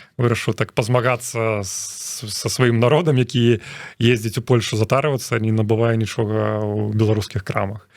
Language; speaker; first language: Belarusian; non-native, local second language; Russian